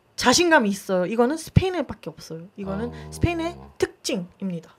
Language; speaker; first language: Korean; non-native, fluent; Spanish